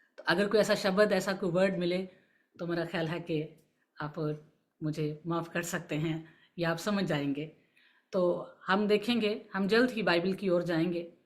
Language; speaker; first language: Urdu; non-native, local second language; Punjabi